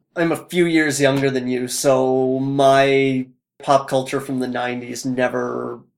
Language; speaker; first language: English; native; English